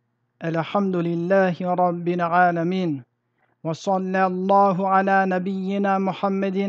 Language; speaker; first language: Arabic; non-native, fluent; French